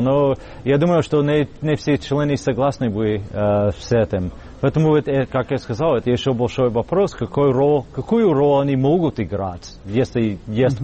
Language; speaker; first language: Russian; non-native, fluent; English